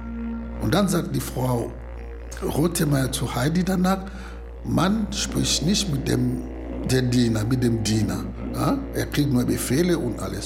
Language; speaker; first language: German; non-native, learner; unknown